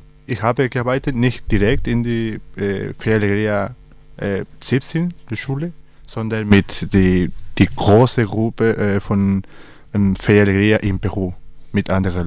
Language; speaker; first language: German; non-native, learner; Spanish